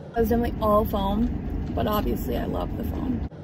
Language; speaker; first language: English; native; English